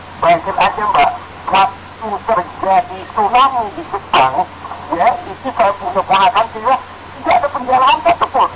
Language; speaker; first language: Indonesian; native; Indonesian